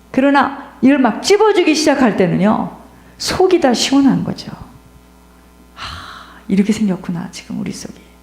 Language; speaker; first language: Korean; native; Korean